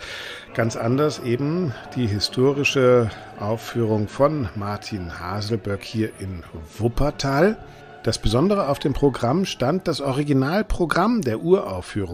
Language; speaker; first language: German; native; German